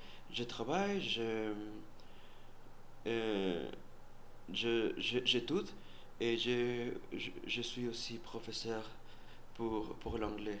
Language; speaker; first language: French; non-native, learner; Spanish